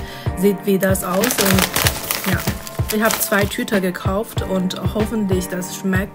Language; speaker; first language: German; non-native, learner; Chinese